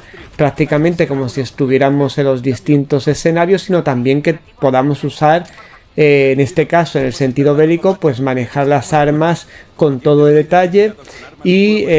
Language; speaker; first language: Spanish; native; Spanish